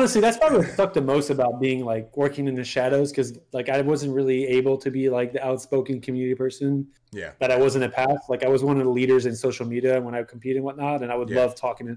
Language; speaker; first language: English; non-native, fluent; French